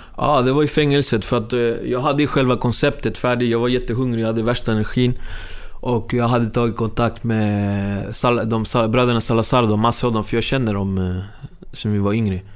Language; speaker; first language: Swedish; early bilingual, other home language; Spanish